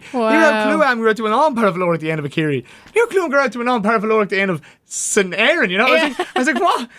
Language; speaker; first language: Irish; non-native, local second language; English